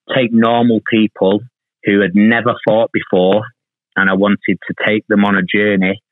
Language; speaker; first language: English; native; English